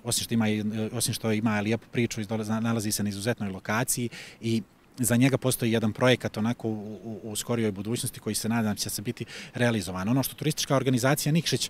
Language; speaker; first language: Croatian; native; Croatian